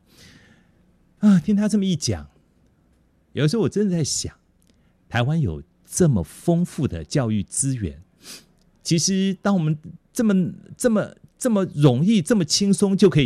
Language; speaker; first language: Chinese; native; Chinese